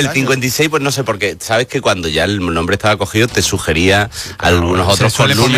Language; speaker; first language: Spanish; native; Spanish